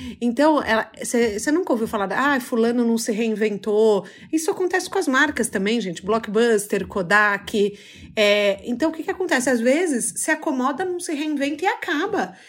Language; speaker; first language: Portuguese; native; Portuguese